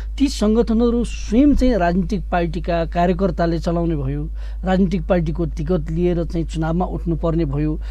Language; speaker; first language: Nepali; non-native, local second language; Newari